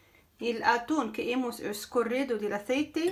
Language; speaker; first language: Spanish; non-native, fluent; Arabic